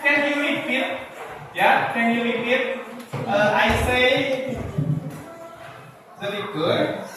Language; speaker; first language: English; non-native, learner; Indonesian